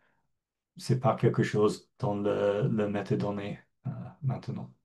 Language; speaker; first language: French; non-native, fluent; English